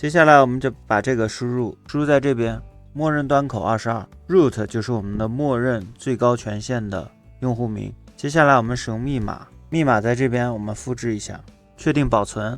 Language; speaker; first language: Chinese; native; Chinese